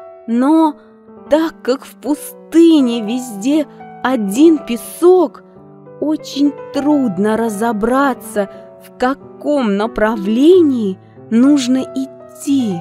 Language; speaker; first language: Russian; native; Russian